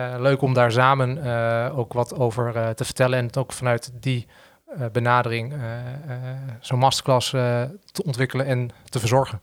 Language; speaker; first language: Dutch; native; Dutch